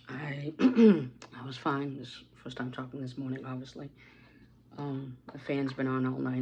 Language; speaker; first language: English; native; English